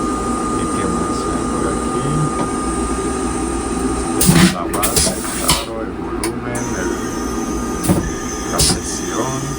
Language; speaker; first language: Spanish; non-native, fluent; Romanian